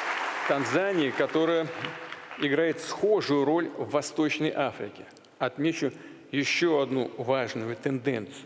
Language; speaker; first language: Russian; native; Russian